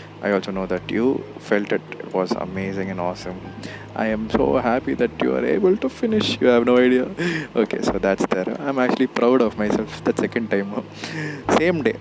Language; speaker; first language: English; non-native, local second language; Tamil